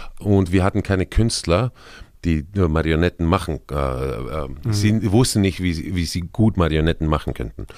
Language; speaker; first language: German; non-native, fluent; Spanish